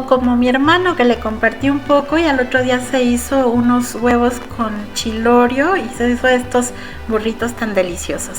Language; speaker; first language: Spanish; native; Spanish